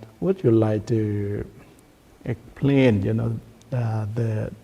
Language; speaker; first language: English; non-native, learner; Thai